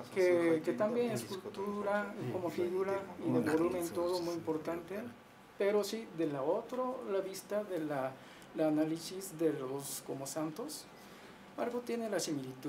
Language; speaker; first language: Spanish; non-native, learner; Japanese